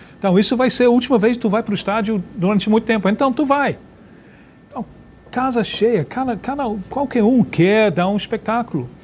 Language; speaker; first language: Portuguese; non-native, fluent; English